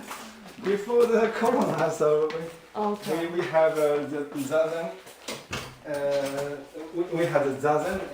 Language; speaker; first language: English; non-native, learner; Japanese